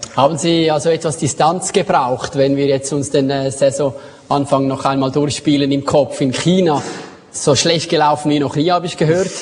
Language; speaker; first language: German; native; German